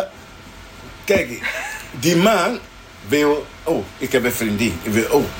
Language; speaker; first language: Dutch; non-native, learner; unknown